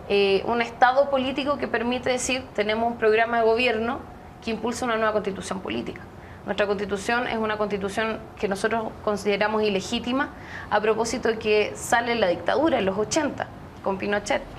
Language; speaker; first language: Spanish; native; Spanish